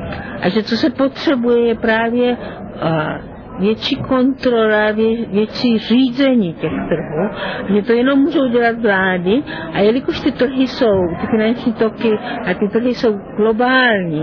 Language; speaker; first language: Czech; non-native, fluent; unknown